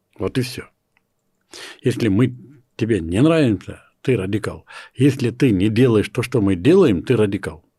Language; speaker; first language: Russian; non-native, local second language; Kyrgyz